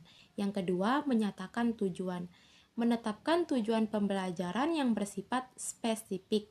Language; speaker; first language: Indonesian; native; Indonesian